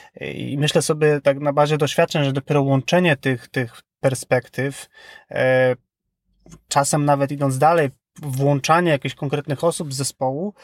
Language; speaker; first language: Polish; native; Polish